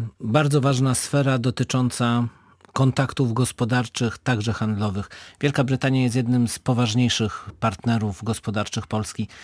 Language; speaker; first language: Polish; native; Polish